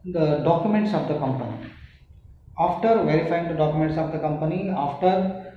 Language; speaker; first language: English; non-native, local second language; Kannada